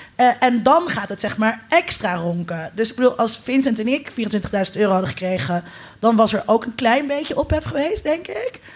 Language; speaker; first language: Dutch; native; Dutch